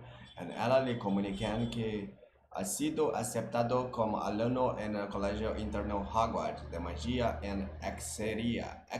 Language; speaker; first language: Spanish; non-native, fluent; English